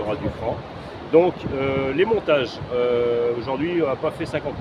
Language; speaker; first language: French; native; French